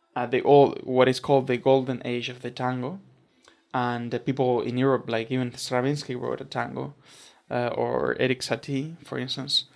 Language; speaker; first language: English; non-native, fluent; Spanish